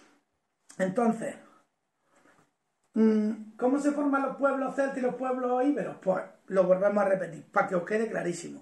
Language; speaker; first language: Spanish; native; Spanish